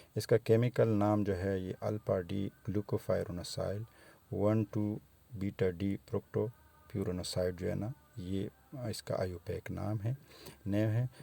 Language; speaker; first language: Urdu; non-native, local second language; Pashto